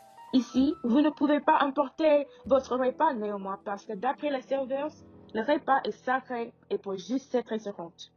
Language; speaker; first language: French; non-native, learner; English